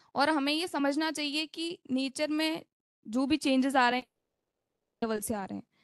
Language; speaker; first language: Hindi; native; Hindi